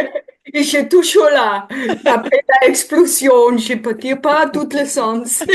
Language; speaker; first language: French; non-native, learner; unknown